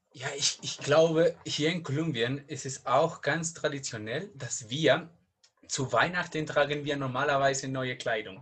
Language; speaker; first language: German; non-native, learner; Spanish